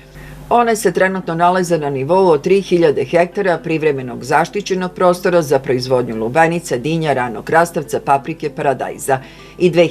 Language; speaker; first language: Serbian; native; Serbian